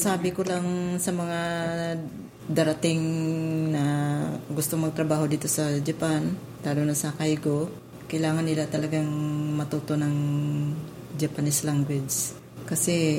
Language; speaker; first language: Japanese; non-native, learner; Filipino